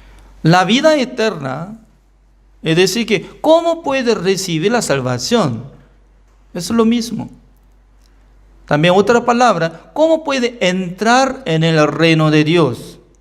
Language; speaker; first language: Spanish; non-native, fluent; Korean